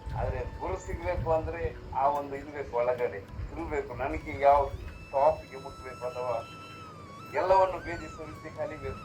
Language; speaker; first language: Kannada; non-native, local second language; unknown